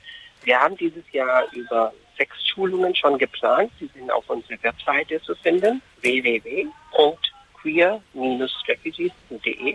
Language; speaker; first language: German; non-native, fluent; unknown